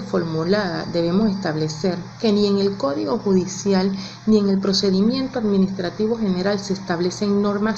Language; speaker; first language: Spanish; native; Spanish